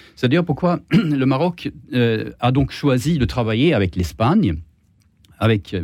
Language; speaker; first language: French; non-native, fluent; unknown